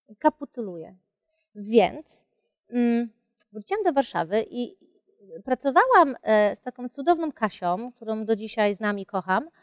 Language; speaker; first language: Polish; early bilingual, heritage; Polish